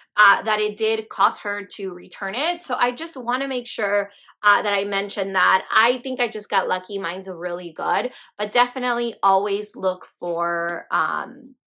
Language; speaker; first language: English; native; English